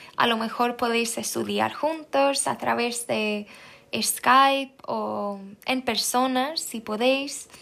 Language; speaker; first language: Spanish; non-native, fluent; Swedish